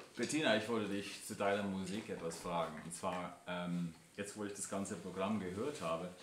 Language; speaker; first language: German; native; German